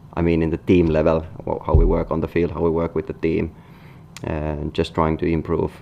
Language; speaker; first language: English; non-native, fluent; Finnish